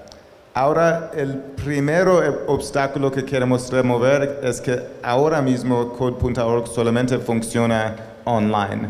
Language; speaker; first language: Spanish; non-native, learner; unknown